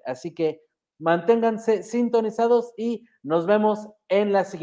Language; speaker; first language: Spanish; native; Spanish